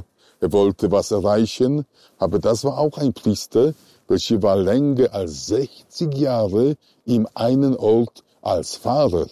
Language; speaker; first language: German; non-native, fluent; Polish